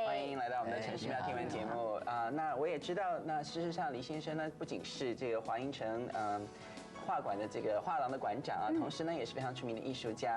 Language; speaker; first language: Chinese; native; Chinese